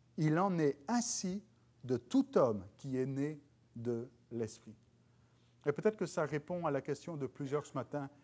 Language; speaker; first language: French; native; French